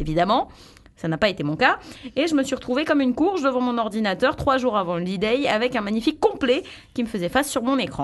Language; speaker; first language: French; native; French